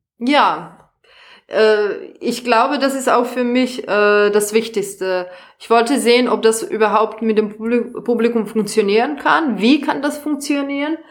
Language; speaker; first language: German; non-native, fluent; Serbian